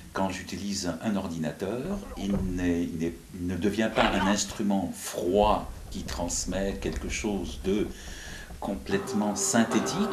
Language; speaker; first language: French; non-native, fluent; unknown